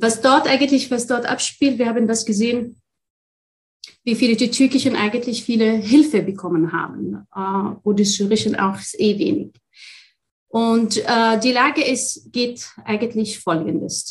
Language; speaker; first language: German; non-native, fluent; Arabic